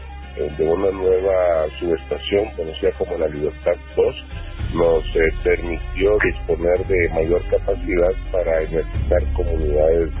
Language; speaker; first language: Spanish; native; Spanish